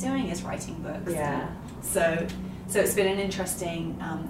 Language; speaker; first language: English; native; English